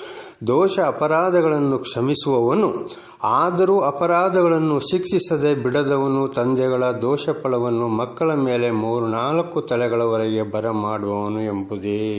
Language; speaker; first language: Kannada; native; Kannada